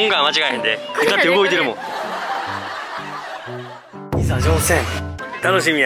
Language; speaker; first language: Japanese; native; Japanese